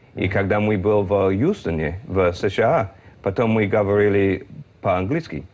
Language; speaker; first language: Russian; non-native, learner; English